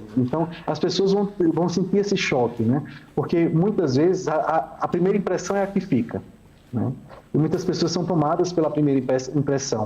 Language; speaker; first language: Portuguese; native; Portuguese